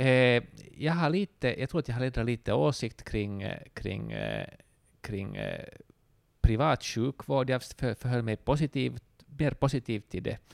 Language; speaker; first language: Swedish; native; Swedish